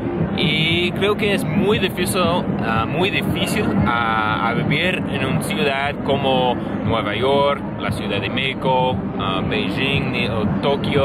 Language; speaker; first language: Spanish; non-native, learner; English